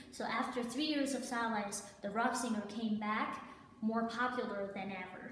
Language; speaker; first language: English; non-native, fluent; Chinese